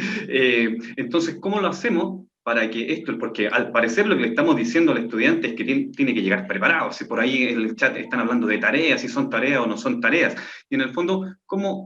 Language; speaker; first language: Spanish; native; Spanish